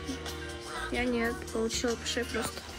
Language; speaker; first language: Russian; native; Russian